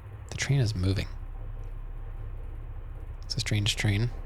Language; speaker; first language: English; native; English